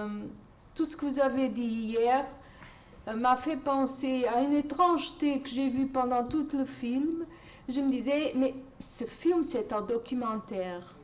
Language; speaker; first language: French; non-native, fluent; Portuguese